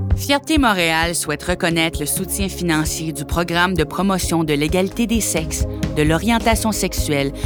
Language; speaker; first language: French; native; French